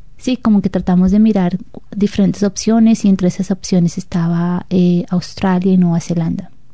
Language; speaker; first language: Spanish; native; Spanish